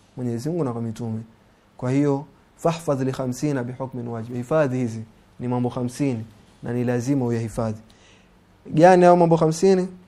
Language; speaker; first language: Swahili; native; Swahili